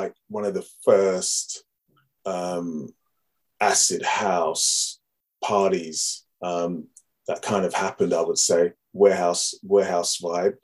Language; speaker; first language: English; native; English